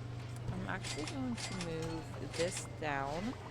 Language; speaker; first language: English; native; English